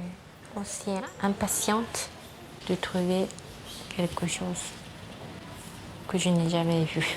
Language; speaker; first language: French; non-native, fluent; Japanese